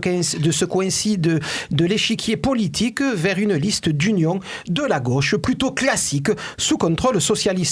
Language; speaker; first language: French; native; French